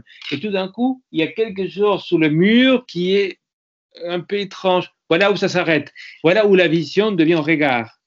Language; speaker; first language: French; non-native, fluent; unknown